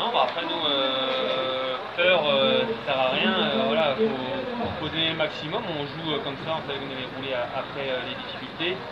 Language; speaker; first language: French; native; French